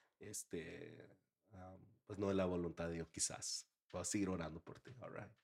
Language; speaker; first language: Spanish; early bilingual, heritage; Spanish